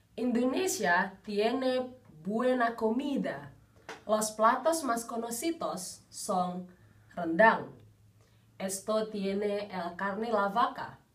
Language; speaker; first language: Spanish; non-native, learner; Indonesian